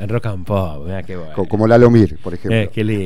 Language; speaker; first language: Spanish; native; Spanish